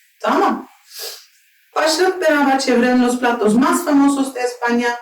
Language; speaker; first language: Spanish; non-native, fluent; Turkish